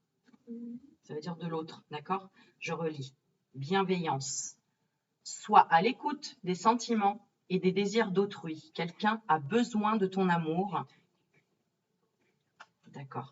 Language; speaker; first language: French; native; French